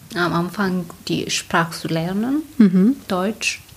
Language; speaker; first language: German; non-native, learner; Tigrinya